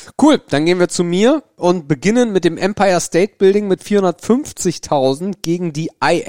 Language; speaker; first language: German; native; German